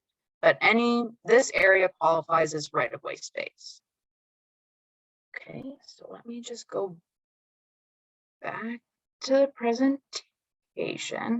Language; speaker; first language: English; native; English